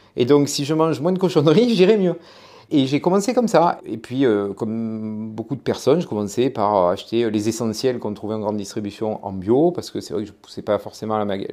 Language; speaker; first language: French; native; French